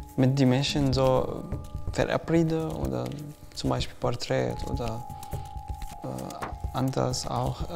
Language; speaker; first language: German; non-native, fluent; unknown